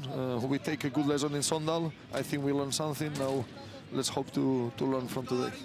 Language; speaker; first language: English; non-native, learner; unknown